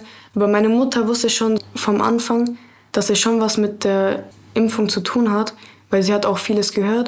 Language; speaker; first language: German; early bilingual, other home language; Portuguese